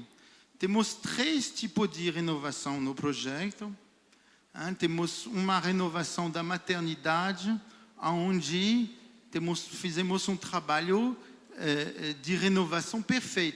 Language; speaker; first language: Portuguese; non-native, fluent; French